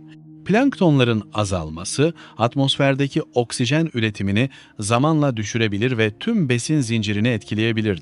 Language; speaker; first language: Turkish; native; Turkish